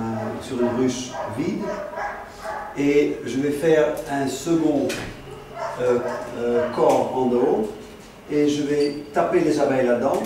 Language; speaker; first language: French; non-native, fluent; Dutch